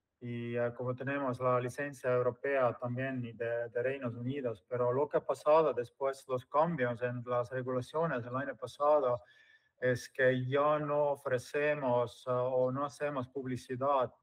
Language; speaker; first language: Spanish; non-native, fluent; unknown